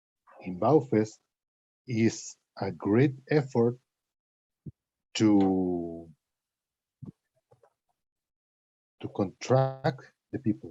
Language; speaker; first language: English; non-native, learner; Spanish